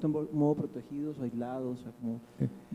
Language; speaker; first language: Spanish; native; Spanish